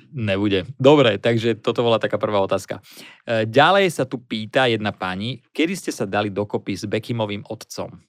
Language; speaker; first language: Slovak; native; Slovak